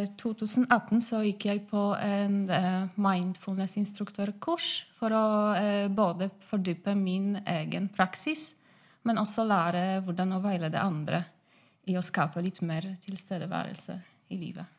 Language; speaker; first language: Norwegian; non-native, fluent; Polish